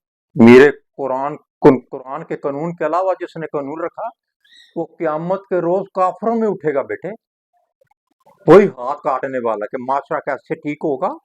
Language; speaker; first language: Hindi; non-native, local second language; Punjabi